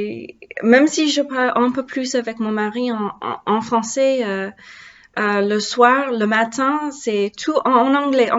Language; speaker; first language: French; non-native, learner; English